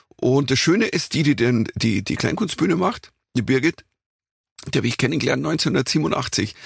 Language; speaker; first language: German; native; German